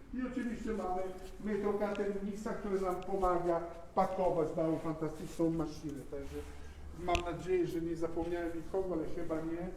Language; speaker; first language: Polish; non-native, learner; Italian